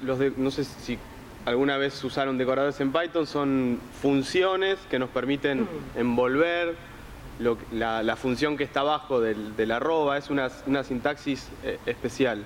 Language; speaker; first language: Spanish; native; Spanish